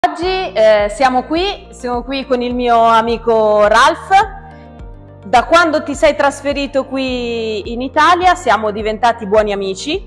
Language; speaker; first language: Italian; native; Italian